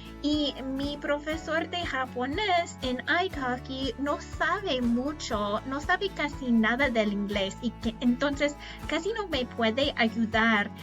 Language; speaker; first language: Spanish; non-native, fluent; English